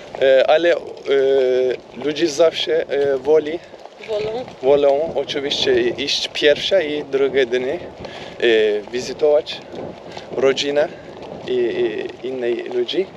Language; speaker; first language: Polish; non-native, learner; Turkish